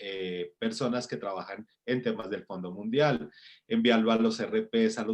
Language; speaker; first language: Spanish; native; Spanish